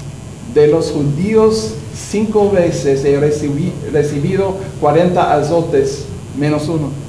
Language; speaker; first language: Spanish; non-native, learner; English